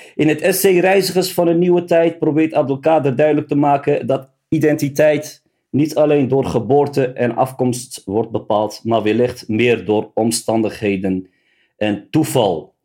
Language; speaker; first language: Dutch; early bilingual, other home language; Riffian